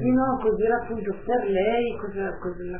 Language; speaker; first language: Italian; native; Italian